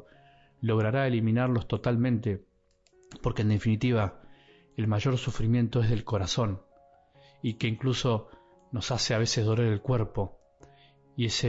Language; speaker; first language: Spanish; native; Spanish